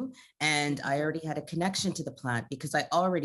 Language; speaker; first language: English; native; English